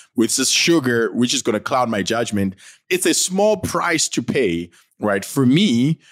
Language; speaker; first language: English; non-native, local second language; North Ndebele